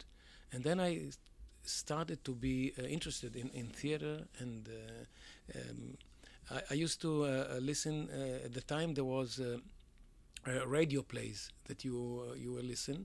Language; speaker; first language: English; non-native, fluent; Arabic